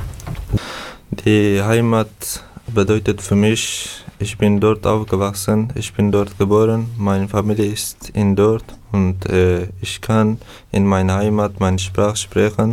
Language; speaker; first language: German; non-native, learner; Turkish